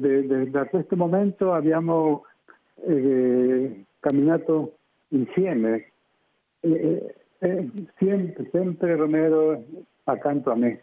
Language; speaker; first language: Italian; non-native, fluent; Spanish